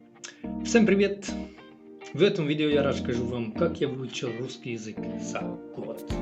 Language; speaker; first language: Russian; non-native, learner; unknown